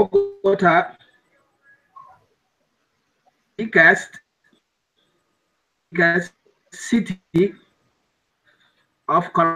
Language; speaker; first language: English; non-native, learner; Spanish